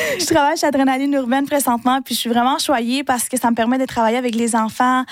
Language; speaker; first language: French; non-native, fluent; Spanish